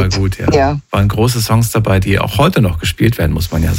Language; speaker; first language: German; native; German